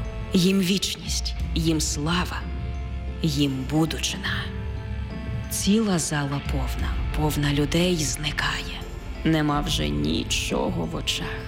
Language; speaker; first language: Ukrainian; native; Ukrainian